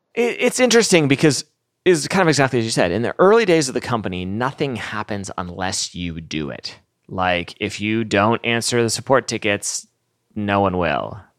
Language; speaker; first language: English; native; English